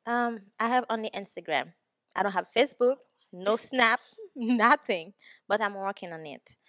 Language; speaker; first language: English; non-native, learner; Haitian Creole